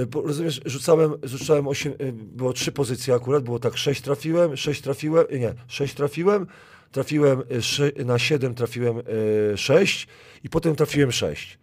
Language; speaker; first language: Polish; native; Polish